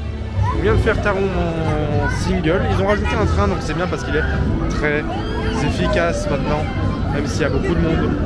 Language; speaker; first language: French; native; French